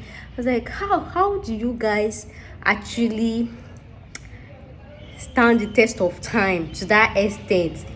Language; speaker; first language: English; non-native, local second language; Yoruba